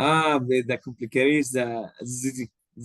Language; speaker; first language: English; non-native, learner; Spanish